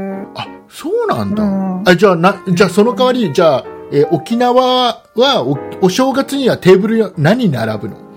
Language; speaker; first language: Japanese; native; Japanese